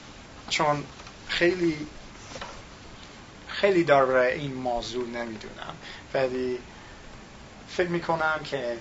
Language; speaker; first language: Persian; non-native, learner; English